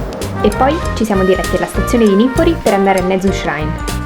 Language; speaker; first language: Italian; native; Italian